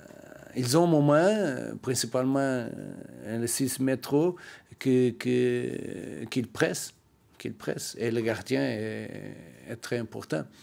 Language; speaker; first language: French; non-native, learner; Portuguese